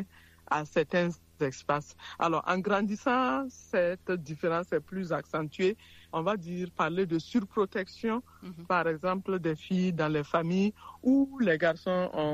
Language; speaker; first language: French; non-native, local second language; Mossi